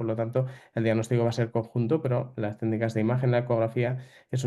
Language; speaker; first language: Spanish; native; Spanish